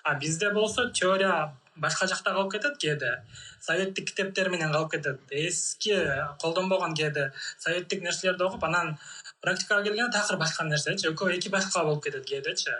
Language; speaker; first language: Kyrgyz; native; Kyrgyz